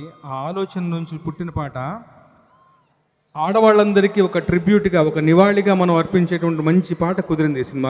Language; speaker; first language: Telugu; native; Telugu